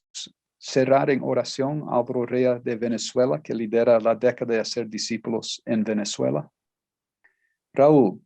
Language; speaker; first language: Spanish; non-native, fluent; Portuguese